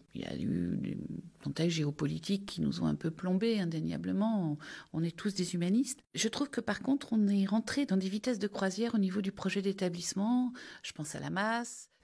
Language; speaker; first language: French; native; French